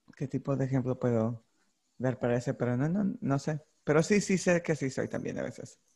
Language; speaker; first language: Spanish; early bilingual, heritage; Spanish